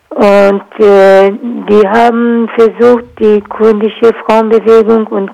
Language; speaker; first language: German; non-native, learner; Kurdish